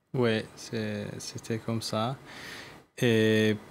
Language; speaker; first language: French; non-native, learner; Persian